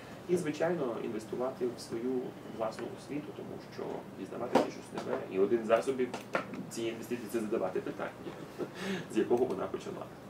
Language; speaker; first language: Ukrainian; native; Ukrainian